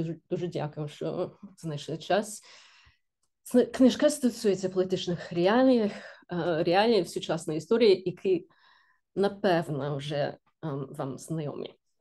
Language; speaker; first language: Ukrainian; non-native, fluent; English